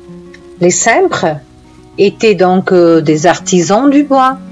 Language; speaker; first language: French; non-native, fluent; Italian